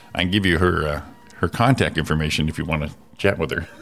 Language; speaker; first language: English; native; English